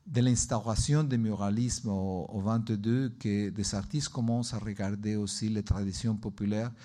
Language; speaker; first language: French; non-native, learner; Spanish